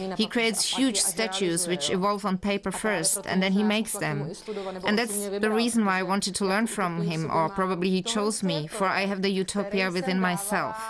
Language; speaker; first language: English; non-native, fluent; Czech